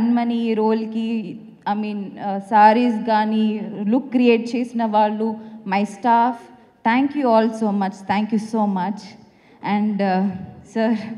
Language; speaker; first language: Telugu; non-native, fluent; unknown